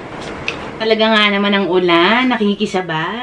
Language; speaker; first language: Filipino; native; Filipino